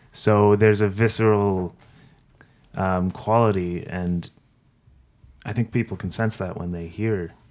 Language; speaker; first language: English; native; English